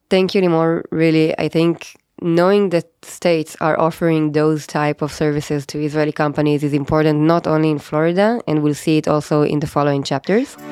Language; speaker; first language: English; non-native, fluent; Hebrew